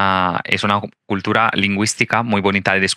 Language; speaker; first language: Spanish; non-native, fluent; Italian